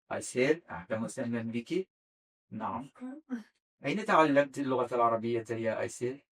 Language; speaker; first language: Arabic; non-native, fluent; Azerbaijani